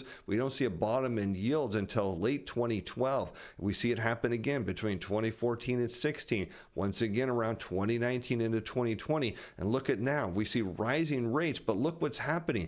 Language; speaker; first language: English; native; English